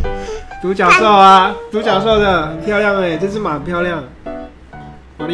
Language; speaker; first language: Chinese; native; Chinese